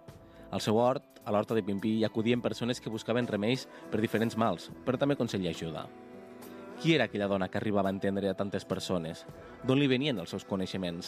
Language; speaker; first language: Catalan; native; Catalan